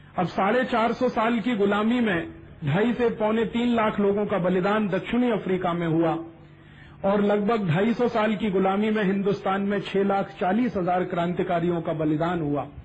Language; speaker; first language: Hindi; native; Hindi